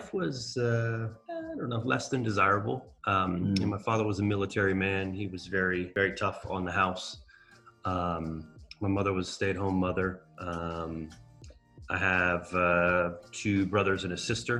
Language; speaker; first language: English; native; English